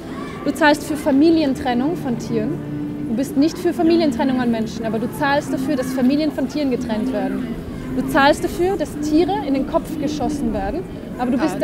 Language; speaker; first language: German; native; German